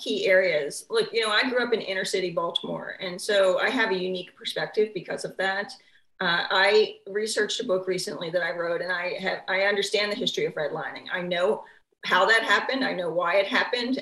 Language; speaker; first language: English; native; English